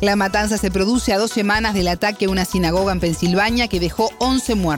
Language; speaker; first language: Spanish; native; Spanish